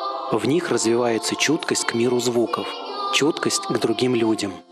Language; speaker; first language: Russian; native; Russian